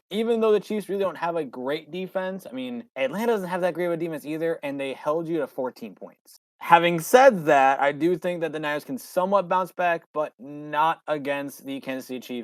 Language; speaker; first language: English; native; English